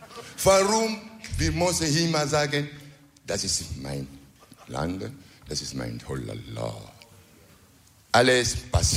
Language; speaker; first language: German; non-native, learner; French